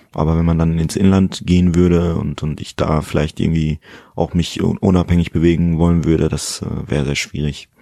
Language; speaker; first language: German; early bilingual, other home language; Fula